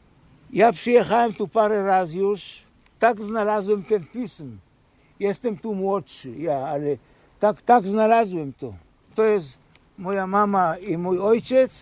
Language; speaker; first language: Polish; early bilingual, heritage; Polish